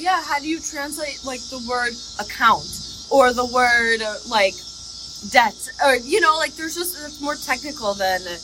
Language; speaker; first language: English; early bilingual, other home language; Serbian